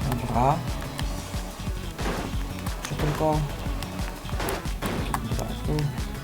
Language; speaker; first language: Polish; native; Polish